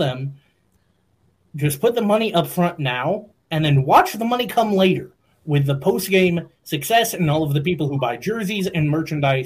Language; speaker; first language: English; native; English